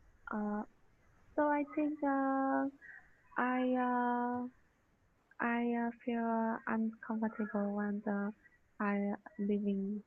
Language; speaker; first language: English; non-native, learner; Vietnamese